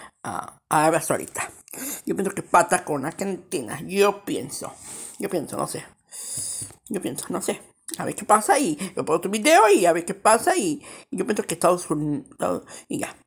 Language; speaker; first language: Spanish; early bilingual, heritage; Spanish